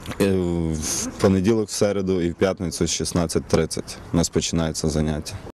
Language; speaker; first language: Ukrainian; native; Ukrainian